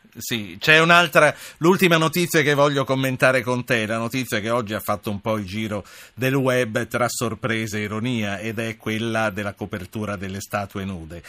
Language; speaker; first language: Italian; native; Italian